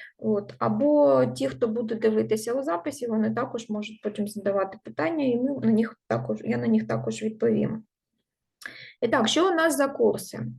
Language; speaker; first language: Ukrainian; non-native, local second language; Russian